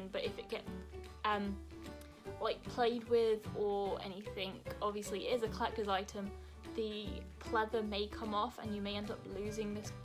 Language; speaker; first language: English; native; English